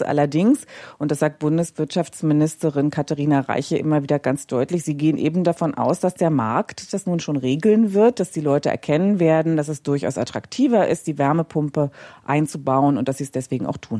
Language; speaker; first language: German; native; German